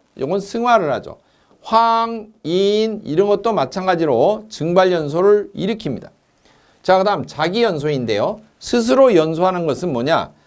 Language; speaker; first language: Korean; native; Korean